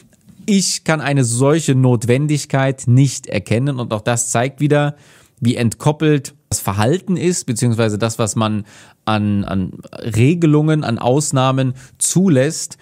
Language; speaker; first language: German; native; German